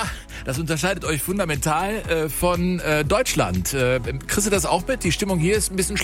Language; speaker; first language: German; native; German